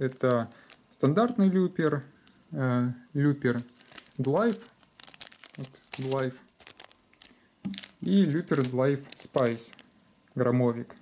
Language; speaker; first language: Russian; native; Russian